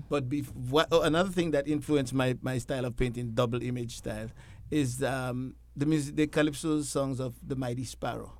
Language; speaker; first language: English; native; English